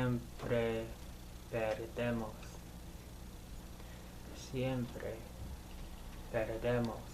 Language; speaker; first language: Spanish; non-native, learner; English